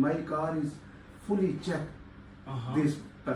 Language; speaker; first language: English; non-native, learner; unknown